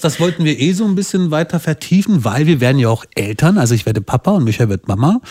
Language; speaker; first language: German; early bilingual, other home language; Albanian